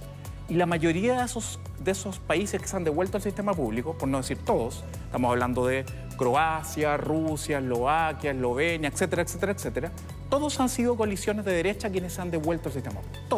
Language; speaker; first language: Spanish; native; Spanish